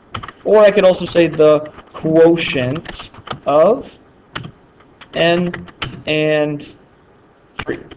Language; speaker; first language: English; native; English